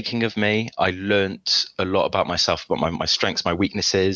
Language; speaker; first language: English; early bilingual, other home language; French